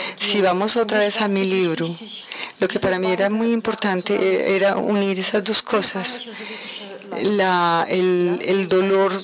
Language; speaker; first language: Spanish; non-native, fluent; Ukrainian